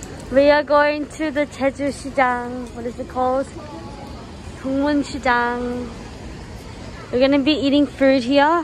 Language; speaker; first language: English; early bilingual, other home language; Korean